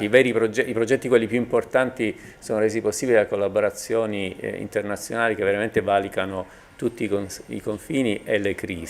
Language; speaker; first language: Italian; native; Italian